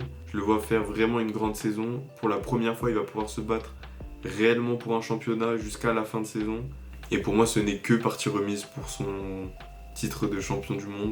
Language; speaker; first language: French; native; French